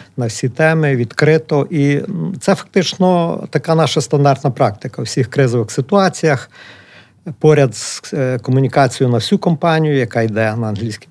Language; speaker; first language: Ukrainian; native; Ukrainian